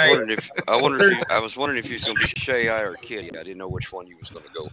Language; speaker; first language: English; native; English